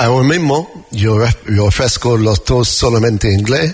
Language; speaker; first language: Spanish; non-native, learner; English